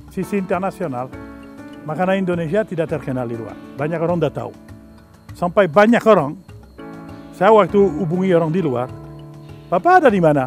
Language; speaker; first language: Indonesian; non-native, learner; French